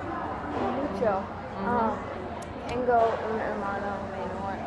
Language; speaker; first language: Spanish; non-native, learner; English